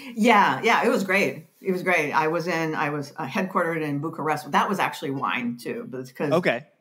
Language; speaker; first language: English; native; English